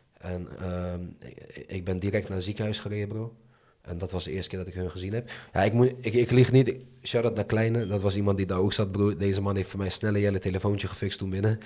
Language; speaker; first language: Dutch; early bilingual, other home language; Azerbaijani